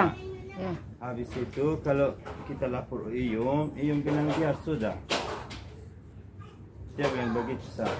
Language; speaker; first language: Indonesian; non-native, learner; Persian